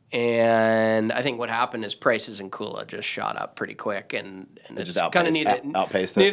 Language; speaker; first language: English; native; English